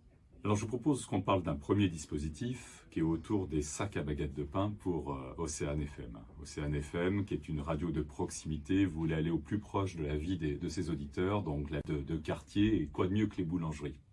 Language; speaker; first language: French; native; French